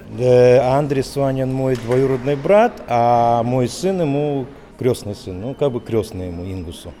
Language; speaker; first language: Russian; native; Russian